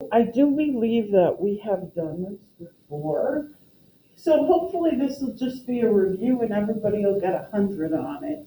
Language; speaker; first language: English; native; English